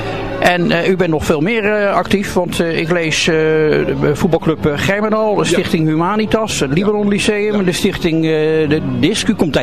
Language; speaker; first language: Dutch; native; Dutch